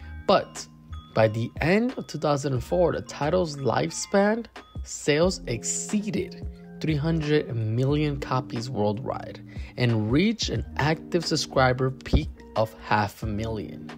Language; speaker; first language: English; native; English